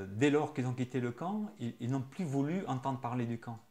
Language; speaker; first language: French; native; French